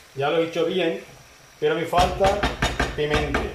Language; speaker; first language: Spanish; non-native, learner; Urdu